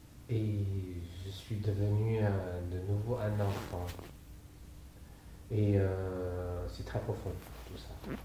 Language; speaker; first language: French; non-native, fluent; Chinese